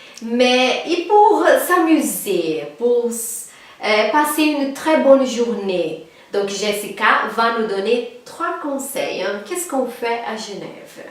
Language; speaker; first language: French; non-native, fluent; Portuguese